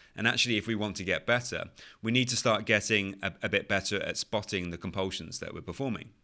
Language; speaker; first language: English; native; English